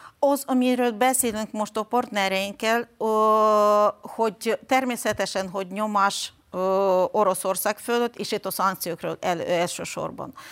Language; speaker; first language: Hungarian; non-native, fluent; Ukrainian